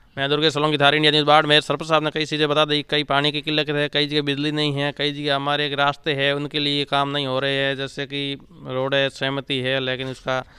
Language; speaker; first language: Hindi; native; Hindi